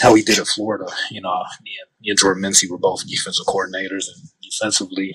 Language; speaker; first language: English; native; English